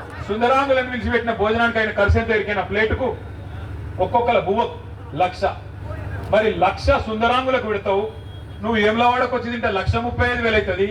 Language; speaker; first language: Telugu; native; Telugu